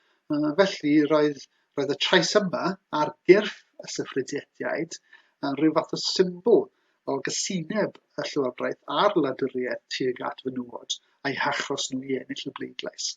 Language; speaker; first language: Welsh; native; Welsh